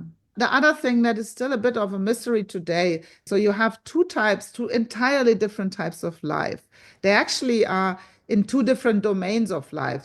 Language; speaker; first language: English; non-native, fluent; German